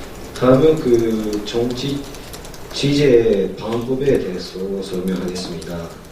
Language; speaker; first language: Korean; non-native, learner; Japanese